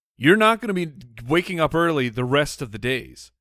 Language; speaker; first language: English; native; English